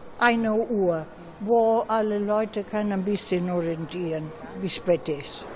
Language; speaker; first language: German; non-native, learner; Italian